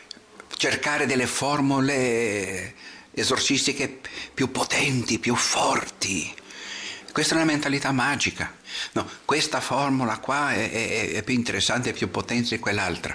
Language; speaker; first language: Italian; non-native, fluent; Portuguese